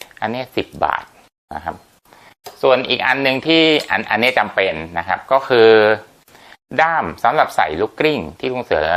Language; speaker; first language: Thai; native; Thai